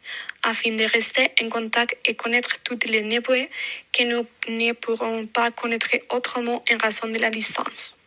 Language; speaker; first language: French; non-native, fluent; Spanish